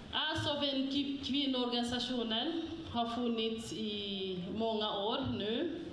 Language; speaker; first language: Swedish; non-native, fluent; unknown